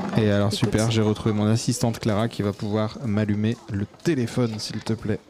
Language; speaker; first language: French; native; French